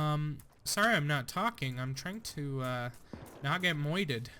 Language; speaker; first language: English; native; English